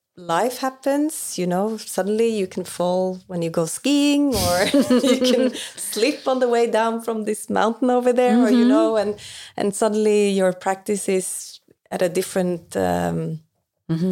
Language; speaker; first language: English; non-native, fluent; Norwegian